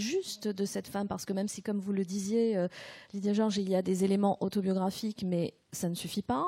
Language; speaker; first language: French; native; French